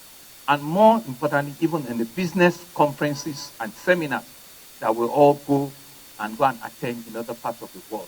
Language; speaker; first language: English; non-native, local second language; Yoruba